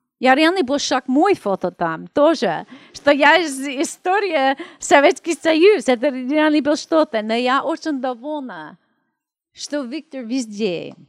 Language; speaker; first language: Russian; non-native, learner; English